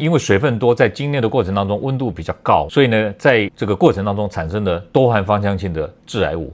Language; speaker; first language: Chinese; native; Chinese